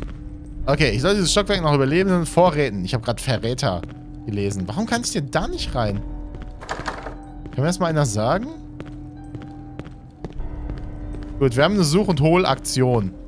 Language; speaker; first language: German; native; German